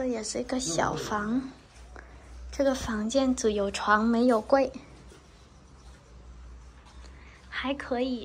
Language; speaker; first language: Chinese; non-native, fluent; Vietnamese